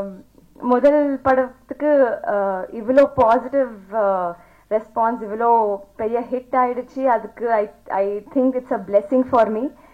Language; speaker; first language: Tamil; non-native, local second language; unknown